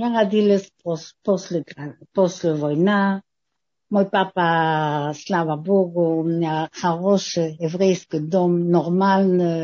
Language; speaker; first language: Russian; non-native, fluent; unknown